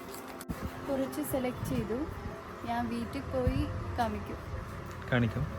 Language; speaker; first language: Malayalam; non-native, local second language; Kannada